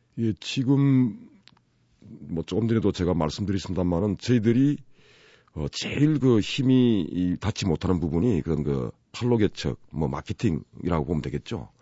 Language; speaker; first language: Korean; native; Korean